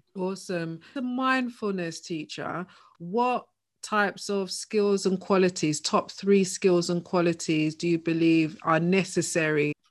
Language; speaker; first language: English; native; English